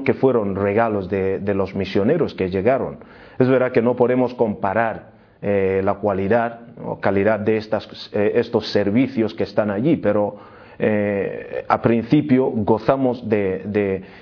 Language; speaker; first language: Spanish; non-native, fluent; Igbo